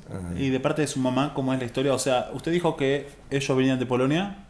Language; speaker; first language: Spanish; native; Spanish